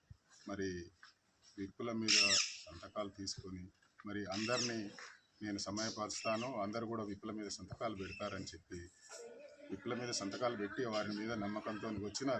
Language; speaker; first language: Telugu; native; Telugu